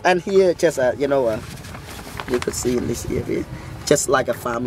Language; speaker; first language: English; non-native, fluent; Khmer